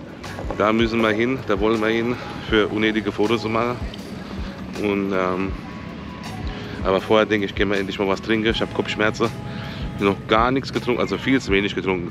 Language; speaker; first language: German; native; German